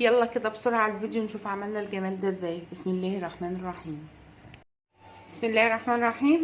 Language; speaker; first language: Arabic; native; Arabic